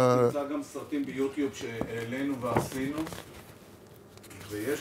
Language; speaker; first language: Hebrew; native; Hebrew